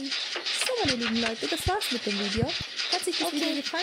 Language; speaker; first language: German; native; German